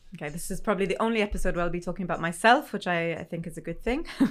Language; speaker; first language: English; non-native, fluent; Arabic